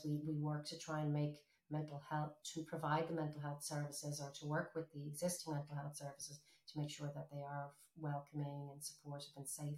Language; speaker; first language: English; native; English